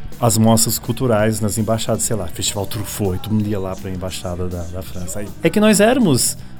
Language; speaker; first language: Portuguese; early bilingual, other home language; English